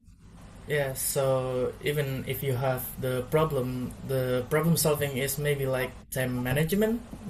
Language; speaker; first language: English; non-native, learner; Indonesian